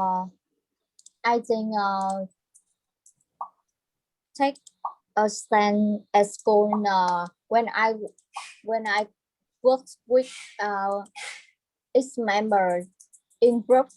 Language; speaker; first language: English; non-native, learner; Vietnamese